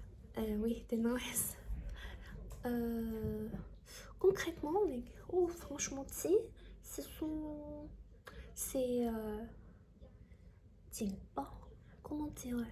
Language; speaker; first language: French; non-native, learner; Chinese